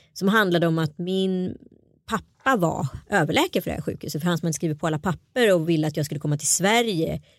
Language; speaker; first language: Swedish; early bilingual, other home language; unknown